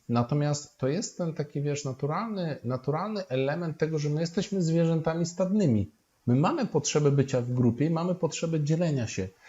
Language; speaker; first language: Polish; native; Polish